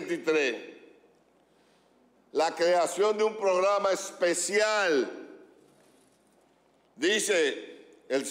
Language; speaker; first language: Spanish; native; Spanish